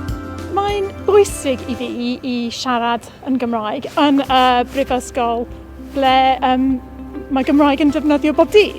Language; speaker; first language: Welsh; non-native, local second language; English